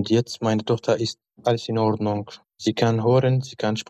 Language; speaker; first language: German; non-native, learner; Arabic